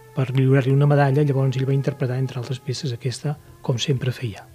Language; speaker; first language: Catalan; native; Catalan